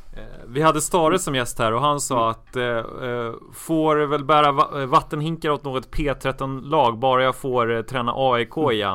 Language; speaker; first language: Swedish; native; Swedish